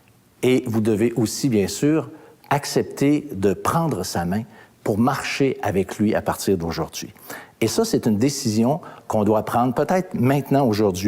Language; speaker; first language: French; native; French